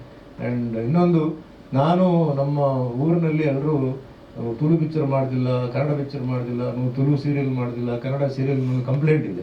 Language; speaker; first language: Kannada; non-native, local second language; Tulu